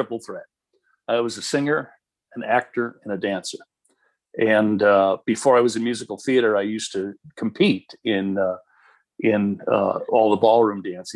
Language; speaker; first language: English; native; English